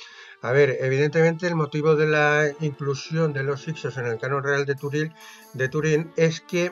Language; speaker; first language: Spanish; native; Spanish